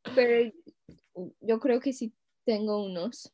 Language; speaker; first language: Spanish; non-native, fluent; English